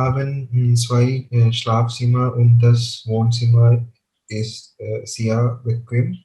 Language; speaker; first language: German; non-native, learner; Malayalam